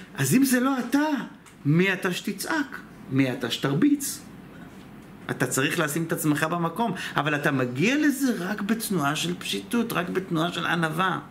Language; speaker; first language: Hebrew; native; Hebrew